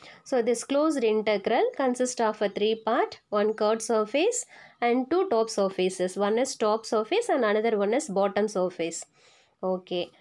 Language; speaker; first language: English; non-native, local second language; Tamil